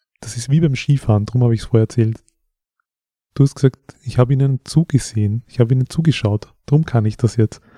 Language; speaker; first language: German; native; German